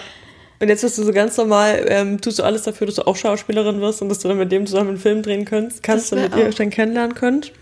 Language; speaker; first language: German; native; German